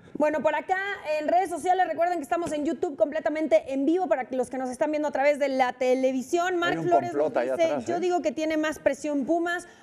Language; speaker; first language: Spanish; native; Spanish